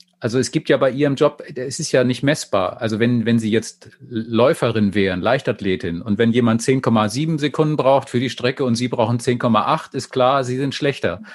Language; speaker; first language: German; native; German